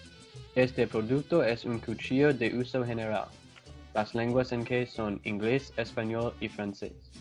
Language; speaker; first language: Spanish; non-native, learner; English